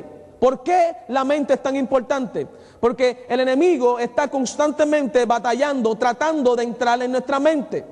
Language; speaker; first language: Spanish; native; Spanish